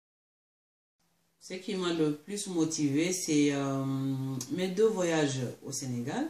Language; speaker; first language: French; non-native, local second language; Mandingo